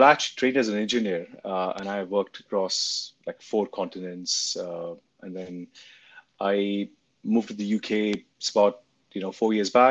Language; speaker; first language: English; non-native, local second language; Hindi